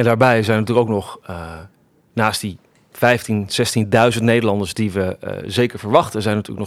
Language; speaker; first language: Dutch; native; Dutch